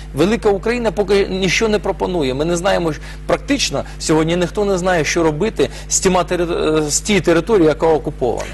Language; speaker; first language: Ukrainian; non-native, local second language; Russian